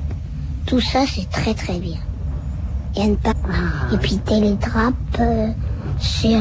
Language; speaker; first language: French; early bilingual, other home language; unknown